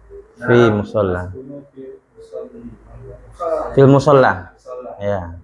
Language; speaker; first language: Arabic; non-native, fluent; Indonesian